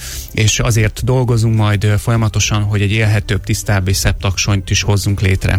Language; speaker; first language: Hungarian; native; Hungarian